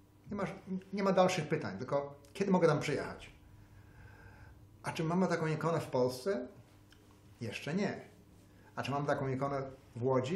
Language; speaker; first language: Polish; early bilingual, heritage; Polish